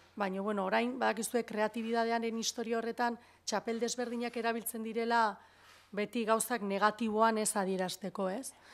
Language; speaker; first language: Basque; native; Basque